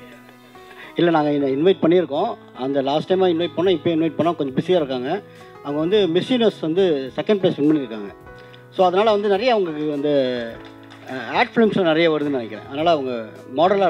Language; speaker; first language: Tamil; native; Tamil